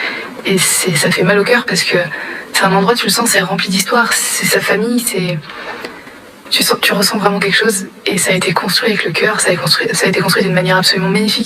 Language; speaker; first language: French; native; French